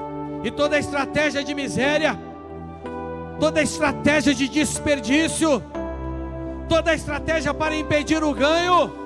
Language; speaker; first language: Portuguese; native; Portuguese